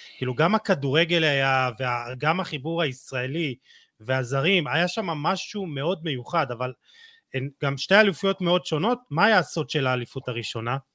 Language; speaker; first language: Hebrew; native; Hebrew